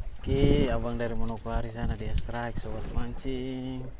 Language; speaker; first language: Malay; native; Malay